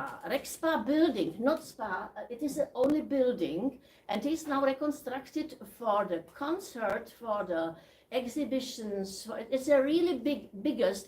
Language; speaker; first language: English; non-native, learner; Czech